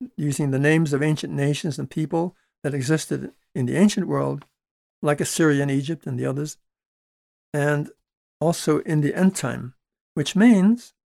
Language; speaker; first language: English; early bilingual, other home language; Dutch